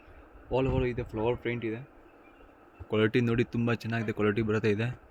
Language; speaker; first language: Kannada; non-native, local second language; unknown